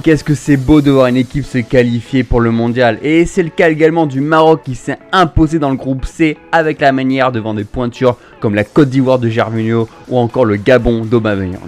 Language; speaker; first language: French; native; French